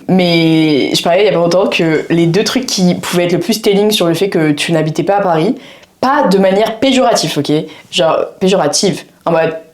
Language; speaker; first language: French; native; French